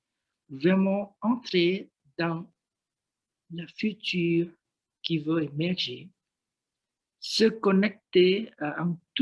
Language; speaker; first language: French; non-native, learner; Vietnamese